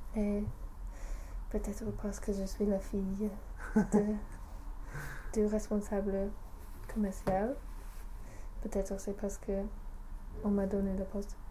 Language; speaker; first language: French; non-native, learner; English